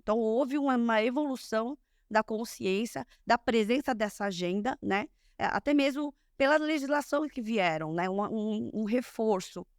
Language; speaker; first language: Portuguese; early bilingual, other home language; Korean